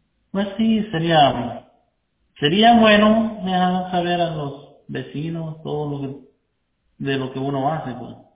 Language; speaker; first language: Spanish; native; Spanish